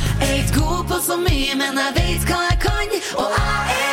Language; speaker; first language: Swedish; native; Swedish